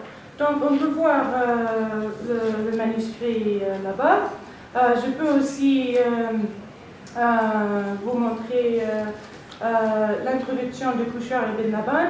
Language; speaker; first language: French; non-native, fluent; English